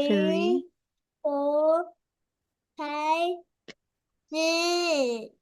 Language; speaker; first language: English; non-native, learner; Vietnamese